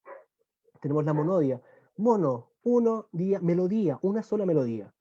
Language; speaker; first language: Spanish; native; Spanish